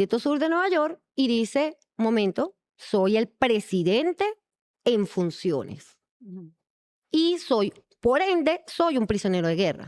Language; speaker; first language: Spanish; native; Spanish